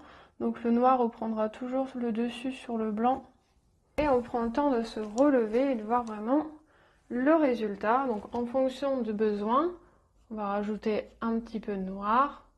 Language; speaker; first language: French; native; French